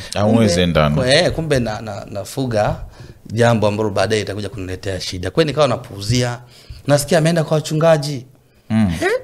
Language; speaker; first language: Swahili; native; Swahili